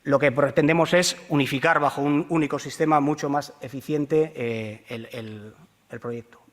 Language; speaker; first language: Spanish; native; Spanish